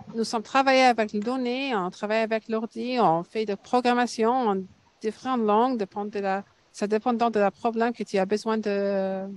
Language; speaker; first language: French; non-native, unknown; English